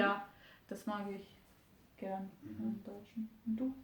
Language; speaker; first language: German; non-native, fluent; Romanian